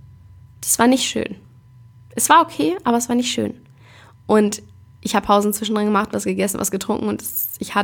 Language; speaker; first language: German; native; German